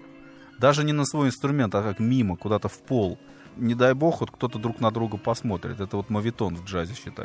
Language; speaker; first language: Russian; native; Russian